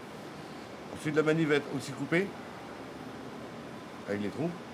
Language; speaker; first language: French; native; French